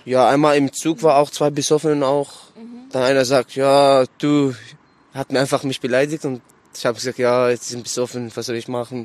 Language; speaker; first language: German; non-native, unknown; Arabic